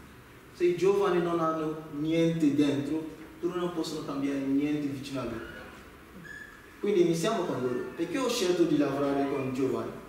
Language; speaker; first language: Italian; non-native, learner; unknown